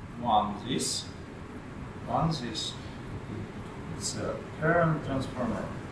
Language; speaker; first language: English; non-native, learner; Russian